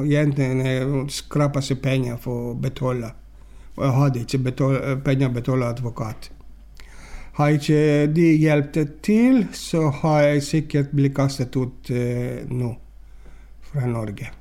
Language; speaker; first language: Norwegian; non-native, learner; Greek